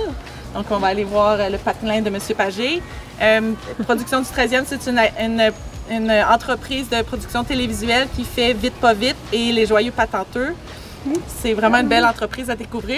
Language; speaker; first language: French; native; French